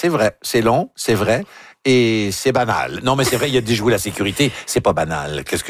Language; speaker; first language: French; native; French